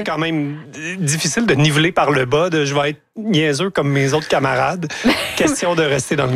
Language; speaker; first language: French; native; French